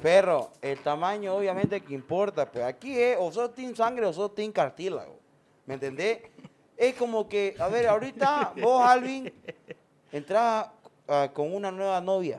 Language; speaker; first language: Spanish; native; Spanish